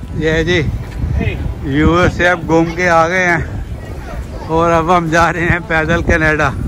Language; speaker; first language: Hindi; native; Hindi